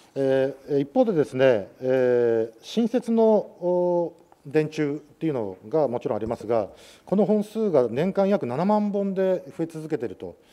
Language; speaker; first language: Japanese; native; Japanese